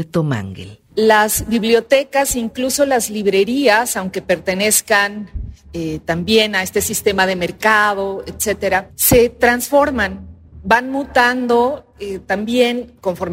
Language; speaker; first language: Spanish; native; Spanish